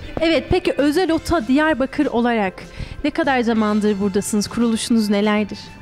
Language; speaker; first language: Turkish; native; Turkish